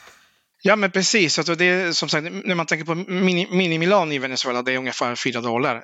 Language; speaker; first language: Swedish; non-native, fluent; Spanish